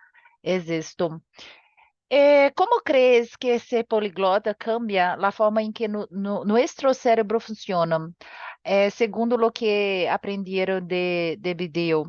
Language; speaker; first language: Spanish; non-native, learner; Portuguese